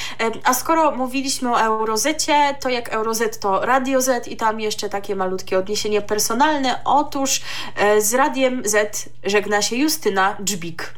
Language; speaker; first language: Polish; native; Polish